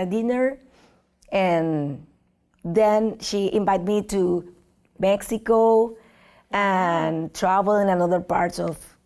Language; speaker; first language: English; non-native, learner; Spanish